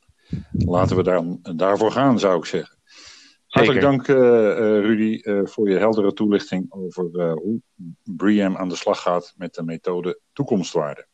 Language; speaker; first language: Dutch; native; Dutch